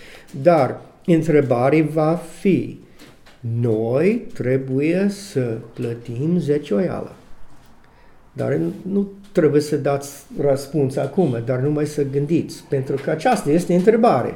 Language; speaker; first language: Romanian; non-native, learner; English